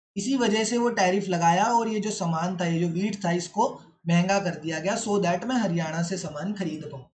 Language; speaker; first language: Hindi; native; Hindi